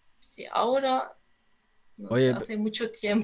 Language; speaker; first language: Spanish; non-native, learner; Turkish